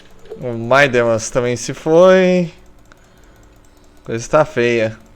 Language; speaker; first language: Portuguese; native; Portuguese